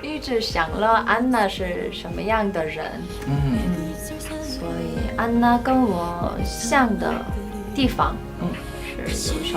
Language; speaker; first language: Chinese; non-native, learner; Korean